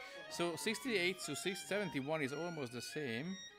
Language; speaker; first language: English; non-native, fluent; Hungarian